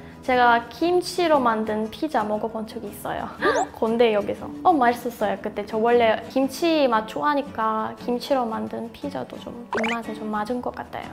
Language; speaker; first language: Korean; non-native, fluent; Russian